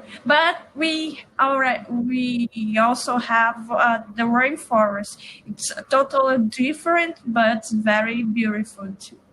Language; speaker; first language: English; non-native, learner; Portuguese